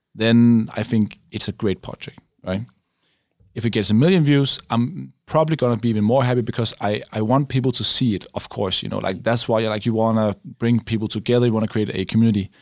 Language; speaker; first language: English; non-native, fluent; Danish